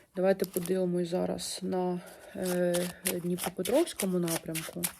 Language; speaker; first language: Ukrainian; non-native, local second language; Russian